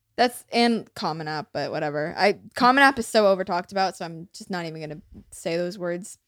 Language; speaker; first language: English; native; English